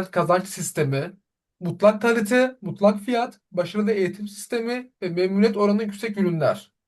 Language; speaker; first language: Turkish; native; Turkish